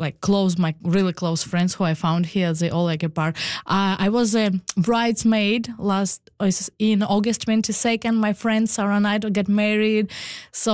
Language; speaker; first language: English; non-native, learner; Ukrainian